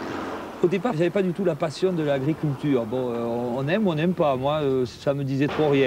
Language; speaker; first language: French; native; French